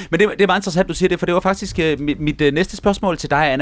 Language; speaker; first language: Danish; native; Danish